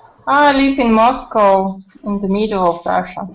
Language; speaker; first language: English; non-native, learner; Russian